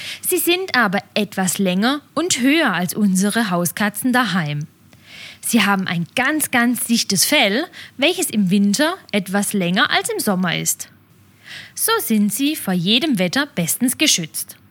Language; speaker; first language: German; native; German